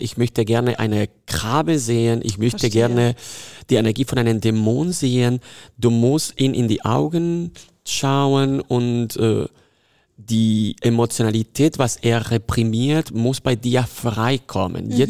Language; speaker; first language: German; non-native, fluent; Spanish